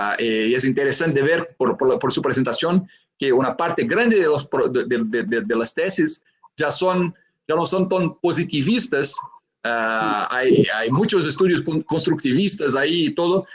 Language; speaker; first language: Spanish; non-native, fluent; Portuguese